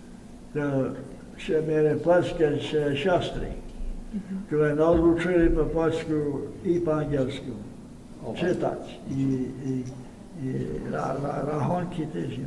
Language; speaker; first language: Polish; early bilingual, heritage; Polish